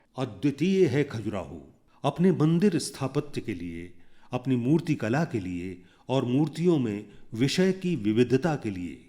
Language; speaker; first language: Hindi; native; Hindi